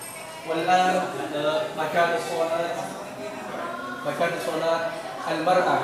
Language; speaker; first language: Arabic; non-native, learner; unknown